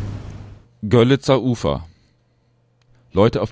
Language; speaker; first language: German; native; German